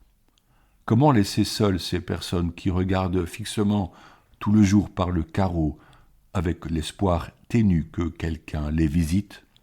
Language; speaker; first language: French; native; French